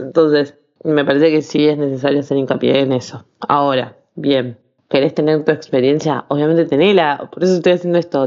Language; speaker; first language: Spanish; native; Spanish